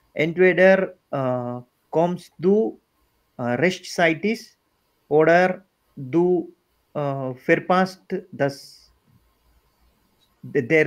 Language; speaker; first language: German; non-native, learner; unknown